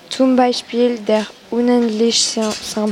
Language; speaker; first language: German; non-native, learner; French